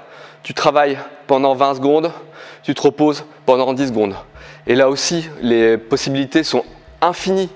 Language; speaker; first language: French; native; French